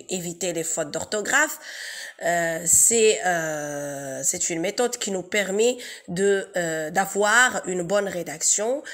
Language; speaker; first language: French; non-native, local second language; Arabic